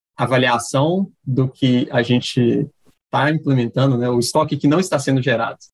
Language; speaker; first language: Portuguese; native; Portuguese